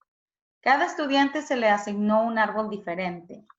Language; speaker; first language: Spanish; early bilingual, heritage; Spanish